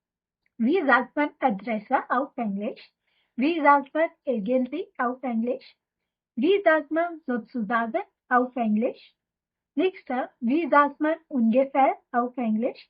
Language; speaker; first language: German; non-native, fluent; Hindi